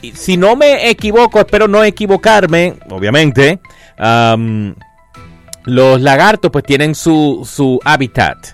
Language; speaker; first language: Spanish; native; Spanish